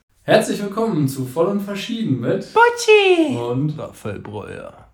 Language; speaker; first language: German; native; German